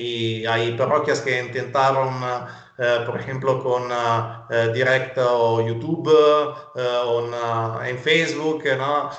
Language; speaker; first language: Spanish; non-native, fluent; Italian